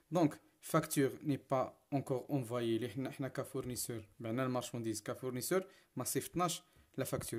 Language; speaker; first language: French; non-native, local second language; Arabic